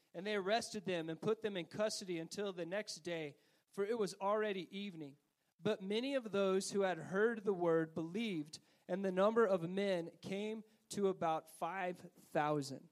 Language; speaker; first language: English; native; English